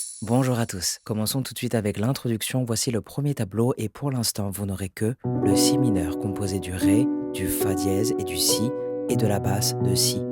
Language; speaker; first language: French; native; French